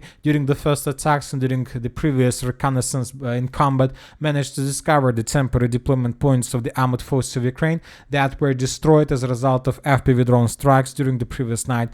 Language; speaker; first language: English; non-native, fluent; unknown